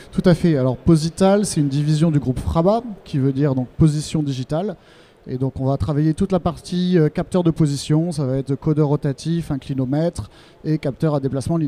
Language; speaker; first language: French; native; French